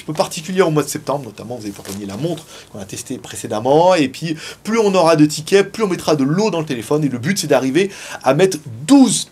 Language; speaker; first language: French; native; French